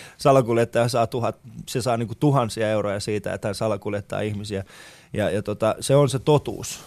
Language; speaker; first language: Finnish; early bilingual, other home language; Persian